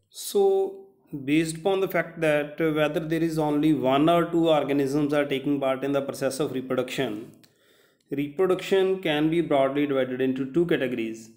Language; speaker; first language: English; non-native, local second language; Punjabi